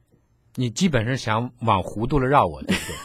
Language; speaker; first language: Chinese; native; Chinese